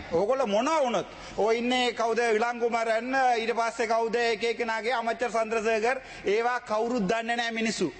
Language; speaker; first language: Sinhala; non-native, local second language; Tamil